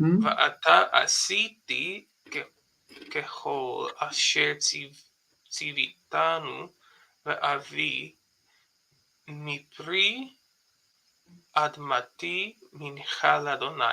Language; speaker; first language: Hebrew; non-native, fluent; English